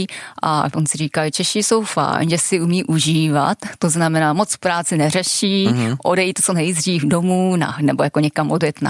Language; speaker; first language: Czech; non-native, fluent; Japanese